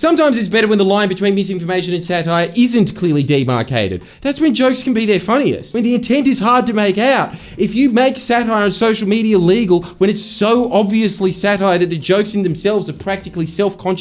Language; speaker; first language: English; native; English